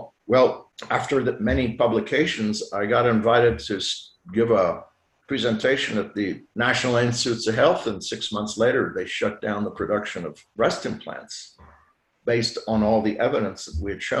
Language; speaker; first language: English; non-native, fluent; French